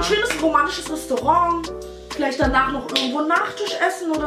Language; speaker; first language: German; native; German